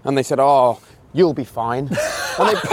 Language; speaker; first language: English; native; English